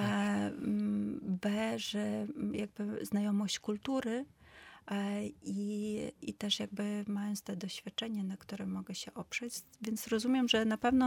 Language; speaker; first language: Polish; non-native, fluent; Ukrainian